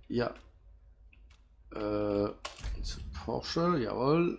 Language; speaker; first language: German; non-native, fluent; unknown